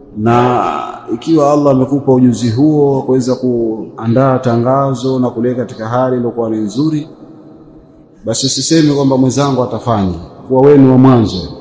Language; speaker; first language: Swahili; native; Swahili